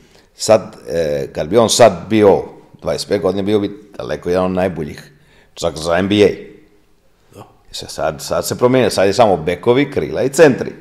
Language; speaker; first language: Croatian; non-native, fluent; Italian